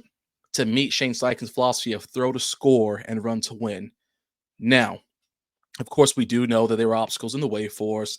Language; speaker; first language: English; native; English